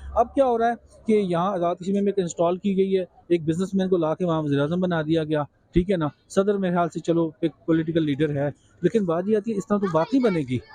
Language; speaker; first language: Urdu; non-native, local second language; Kashmiri